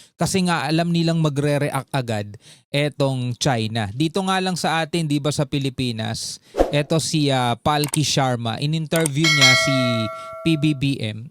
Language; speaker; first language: Filipino; native; Filipino